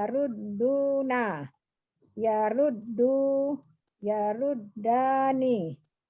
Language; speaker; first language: Arabic; non-native, learner; Indonesian